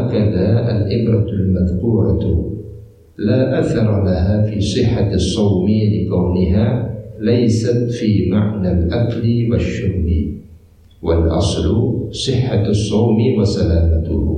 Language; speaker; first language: Arabic; non-native, fluent; Indonesian